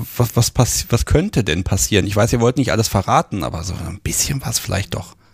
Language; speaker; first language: German; native; German